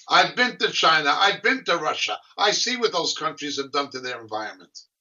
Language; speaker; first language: English; native; English